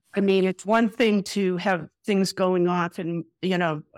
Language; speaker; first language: English; native; English